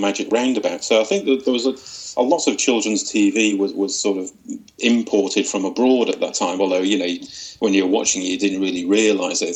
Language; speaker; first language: English; native; English